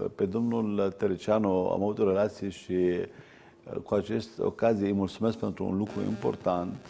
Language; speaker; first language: Romanian; non-native, fluent; Arabic